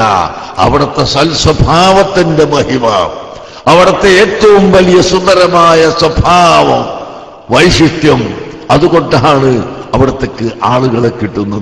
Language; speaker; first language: Malayalam; native; Malayalam